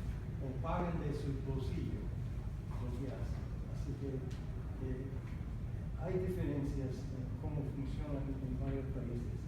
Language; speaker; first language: Spanish; non-native, fluent; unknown